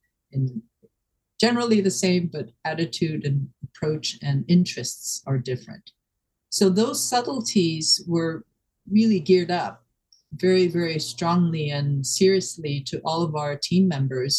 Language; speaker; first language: English; non-native, local second language; Wu Chinese